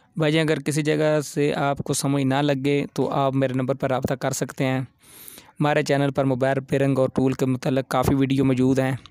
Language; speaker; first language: Urdu; non-native, local second language; Punjabi